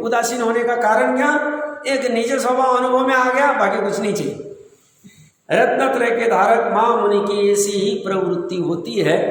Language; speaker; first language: Hindi; native; Hindi